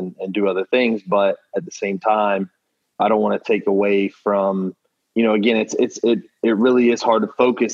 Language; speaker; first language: English; native; English